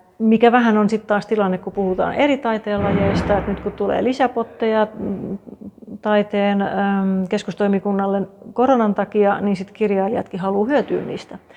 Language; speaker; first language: Finnish; native; Finnish